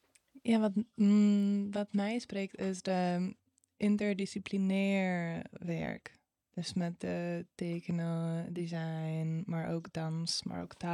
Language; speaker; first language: Dutch; non-native, fluent; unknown